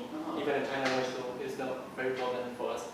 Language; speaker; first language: English; non-native, learner; Burmese